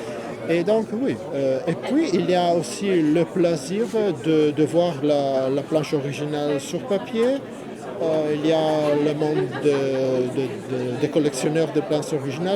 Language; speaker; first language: French; non-native, fluent; Italian